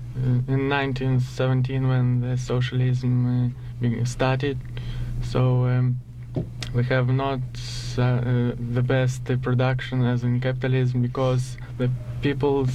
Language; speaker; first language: English; non-native, learner; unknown